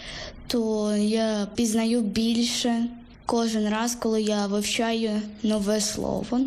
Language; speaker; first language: Ukrainian; early bilingual, heritage; Ukrainian